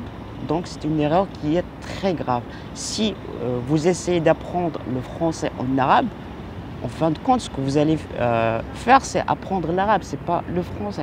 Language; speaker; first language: French; non-native, local second language; Arabic